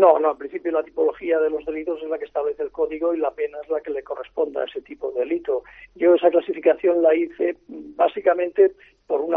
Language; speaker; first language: Spanish; native; Spanish